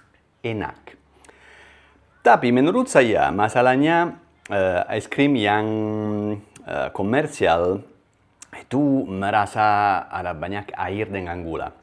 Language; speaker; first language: Indonesian; non-native, learner; Italian